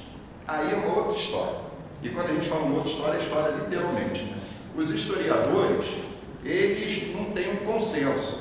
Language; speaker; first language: Portuguese; native; Portuguese